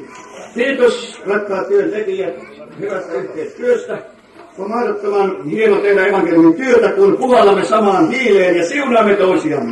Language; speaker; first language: Finnish; native; Finnish